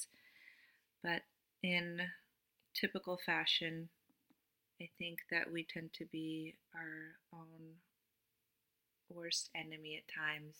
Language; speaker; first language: English; non-native, fluent; Romanian